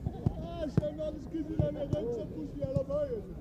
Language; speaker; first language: German; non-native, learner; Catalan